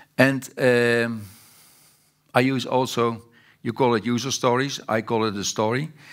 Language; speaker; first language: English; non-native, fluent; Dutch